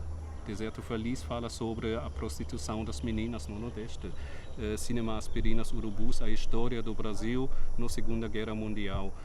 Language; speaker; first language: Portuguese; non-native, fluent; German